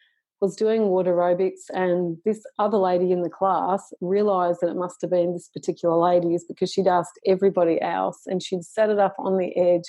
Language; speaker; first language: English; native; English